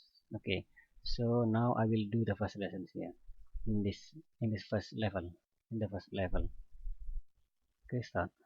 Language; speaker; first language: English; non-native, learner; Indonesian